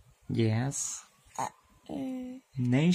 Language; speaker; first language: English; non-native, fluent; Vietnamese